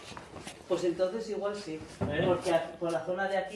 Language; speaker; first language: Spanish; native; Spanish